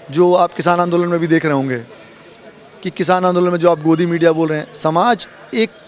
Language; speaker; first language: Hindi; native; Hindi